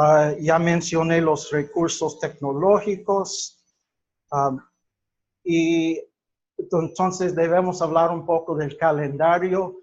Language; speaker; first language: Spanish; non-native, fluent; English